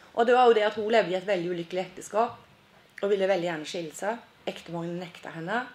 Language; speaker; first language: Norwegian; native; Norwegian